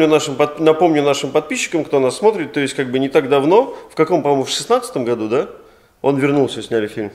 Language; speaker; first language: Russian; native; Russian